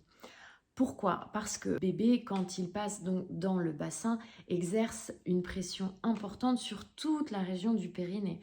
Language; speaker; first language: French; native; French